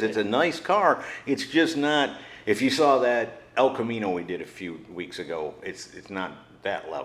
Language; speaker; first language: English; native; English